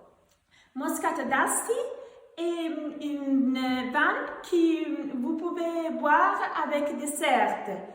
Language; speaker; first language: French; non-native, learner; Italian